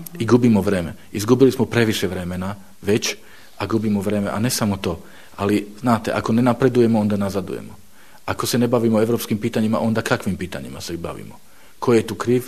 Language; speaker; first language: Bosnian; non-native, fluent; Slovak